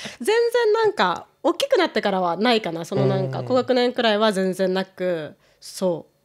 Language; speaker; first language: Japanese; native; Japanese